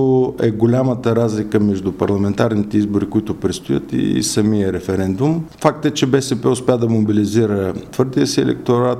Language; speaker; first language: Bulgarian; native; Bulgarian